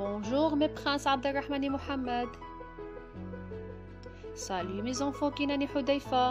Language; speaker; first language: French; non-native, local second language; Arabic